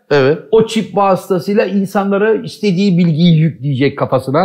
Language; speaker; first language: Turkish; native; Turkish